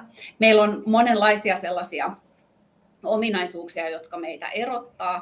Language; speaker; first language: Finnish; native; Finnish